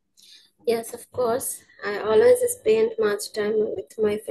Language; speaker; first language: English; non-native, learner; Bangla